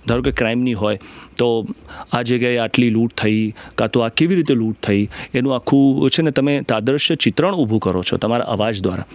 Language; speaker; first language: Gujarati; non-native, local second language; Marathi